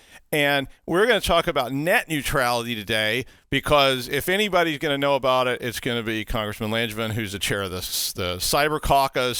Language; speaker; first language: English; native; English